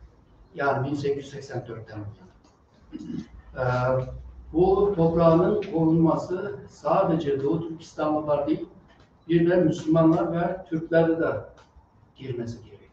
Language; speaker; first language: Turkish; non-native, fluent; Uyghur